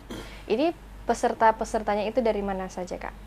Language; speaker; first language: Indonesian; native; Indonesian